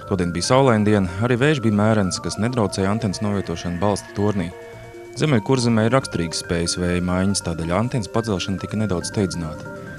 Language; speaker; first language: Latvian; native; Latvian